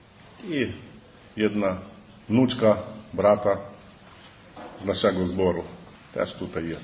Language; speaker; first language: Polish; early bilingual, heritage; Polish